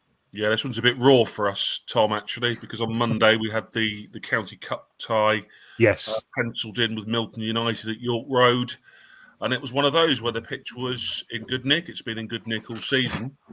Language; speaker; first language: English; native; English